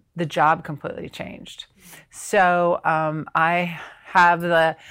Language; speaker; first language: English; native; English